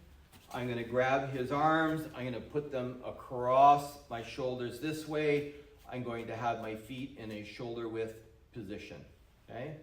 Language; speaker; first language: English; native; English